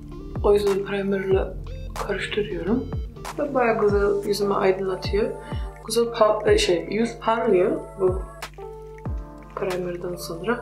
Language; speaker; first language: Turkish; non-native, fluent; Polish